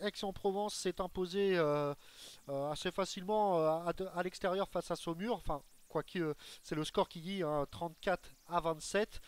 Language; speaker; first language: French; native; French